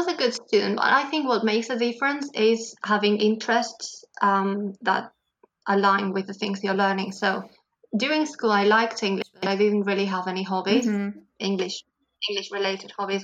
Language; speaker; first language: English; non-native, fluent; Catalan